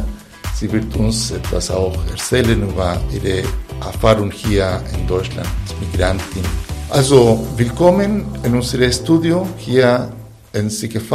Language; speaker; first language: German; non-native, fluent; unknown